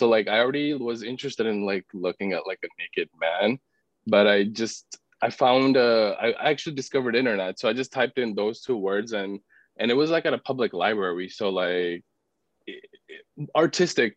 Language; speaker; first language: English; early bilingual, other home language; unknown